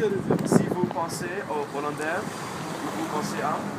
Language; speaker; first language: French; non-native, learner; Dutch